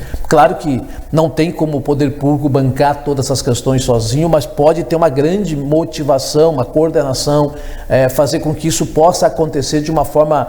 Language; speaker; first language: Portuguese; native; Portuguese